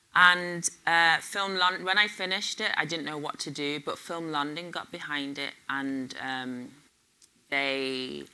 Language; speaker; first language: English; native; English